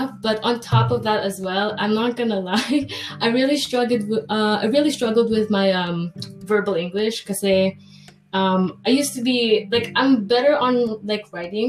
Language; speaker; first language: English; non-native, local second language; Filipino